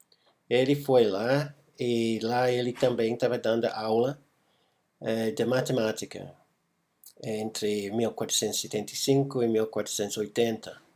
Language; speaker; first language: Portuguese; non-native, fluent; English